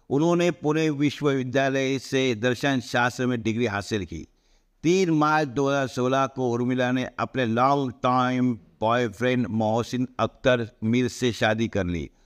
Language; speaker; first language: Hindi; non-native, local second language; Marathi